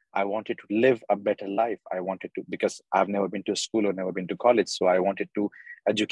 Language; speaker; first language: English; non-native, local second language; Urdu